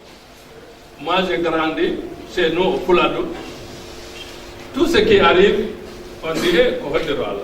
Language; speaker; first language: French; non-native, local second language; Fula